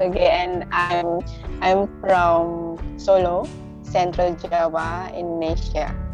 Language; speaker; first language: English; non-native, local second language; Indonesian